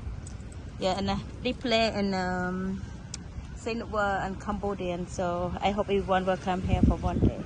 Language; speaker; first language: English; non-native, learner; Khmer